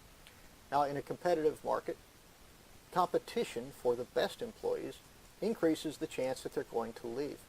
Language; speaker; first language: English; native; English